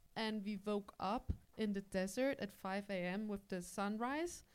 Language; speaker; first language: English; early bilingual, heritage; English